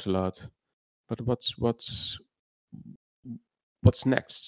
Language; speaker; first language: English; non-native, fluent; Papiamento